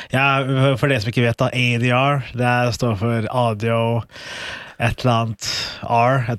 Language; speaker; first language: Norwegian; early bilingual, other home language; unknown